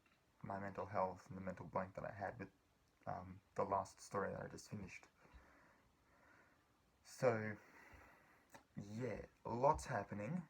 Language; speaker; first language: English; native; English